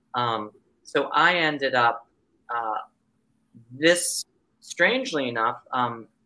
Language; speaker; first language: English; native; English